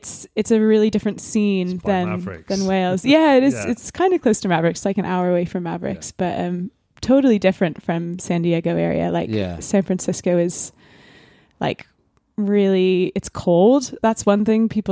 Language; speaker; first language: English; native; English